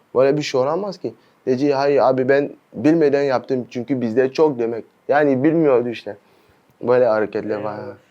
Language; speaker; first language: Turkish; non-native, fluent; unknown